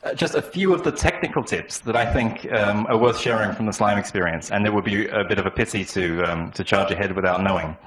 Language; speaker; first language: English; native; English